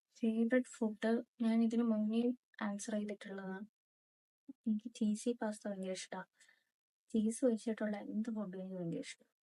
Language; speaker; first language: Malayalam; non-native, local second language; Tamil